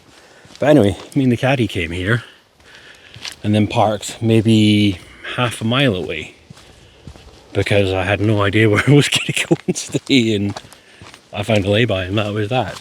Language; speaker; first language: English; native; English